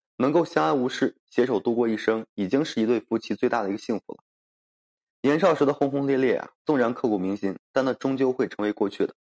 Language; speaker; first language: Chinese; native; Chinese